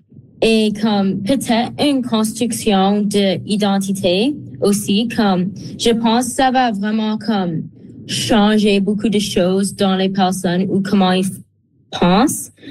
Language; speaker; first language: French; non-native, local second language; English